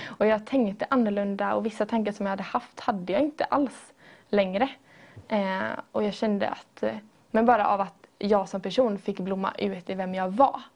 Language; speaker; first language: Swedish; native; Swedish